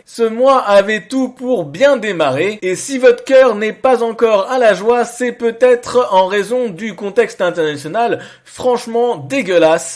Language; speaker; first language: French; native; French